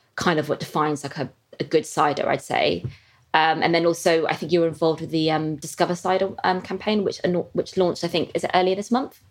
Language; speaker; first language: English; native; English